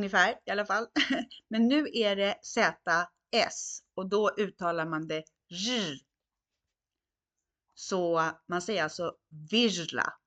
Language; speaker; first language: Swedish; non-native, fluent; Hungarian